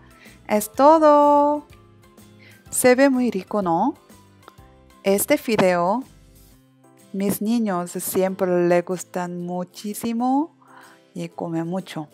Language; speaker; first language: Spanish; non-native, learner; Korean